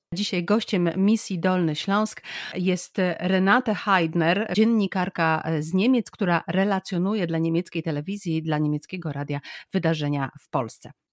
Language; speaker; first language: Polish; native; Polish